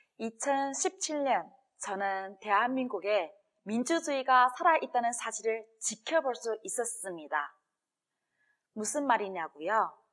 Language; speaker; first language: Korean; non-native, fluent; Chinese